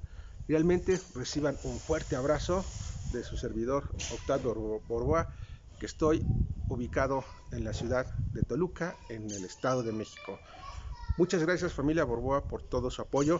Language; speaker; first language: Spanish; native; Spanish